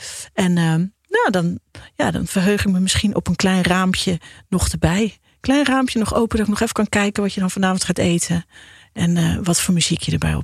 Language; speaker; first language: Dutch; native; Dutch